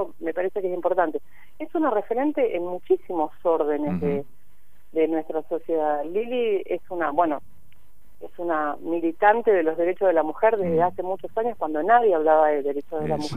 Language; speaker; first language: Spanish; native; Spanish